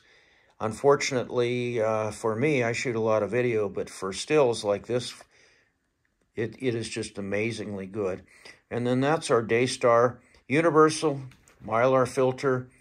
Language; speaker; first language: English; native; English